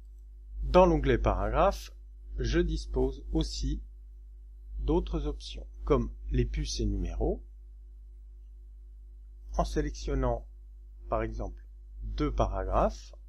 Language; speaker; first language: French; native; French